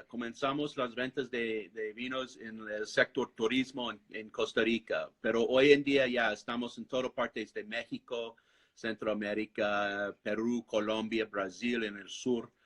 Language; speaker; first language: Spanish; non-native, fluent; English